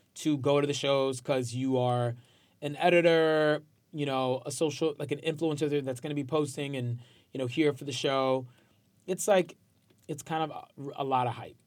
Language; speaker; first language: English; native; English